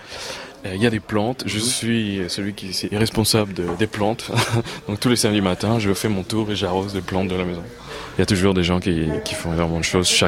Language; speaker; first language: French; native; French